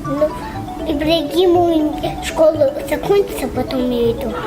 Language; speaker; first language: Russian; non-native, learner; Tajik